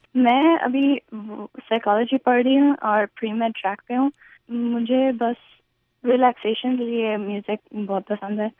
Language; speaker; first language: Urdu; early bilingual, heritage; Urdu